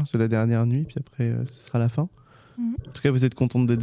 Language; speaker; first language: French; native; French